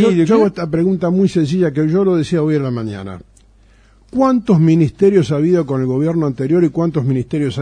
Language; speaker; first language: Spanish; native; Spanish